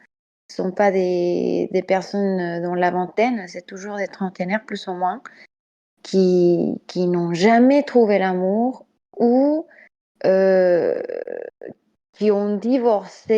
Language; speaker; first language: French; non-native, fluent; Spanish